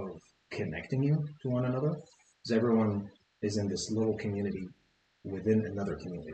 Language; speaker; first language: English; non-native, fluent; Arabic